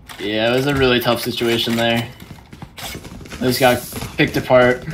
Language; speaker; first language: English; native; English